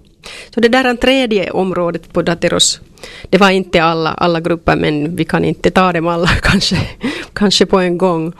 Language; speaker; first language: Swedish; non-native, local second language; Finnish